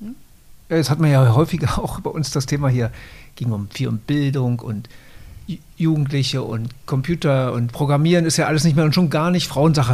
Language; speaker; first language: German; native; German